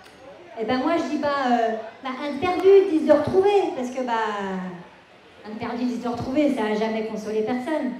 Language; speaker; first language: French; native; French